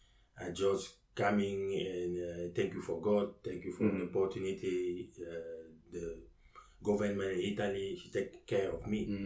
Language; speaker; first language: English; non-native, learner; French